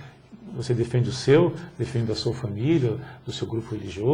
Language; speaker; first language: Portuguese; native; Portuguese